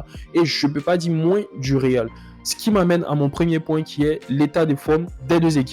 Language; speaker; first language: French; native; French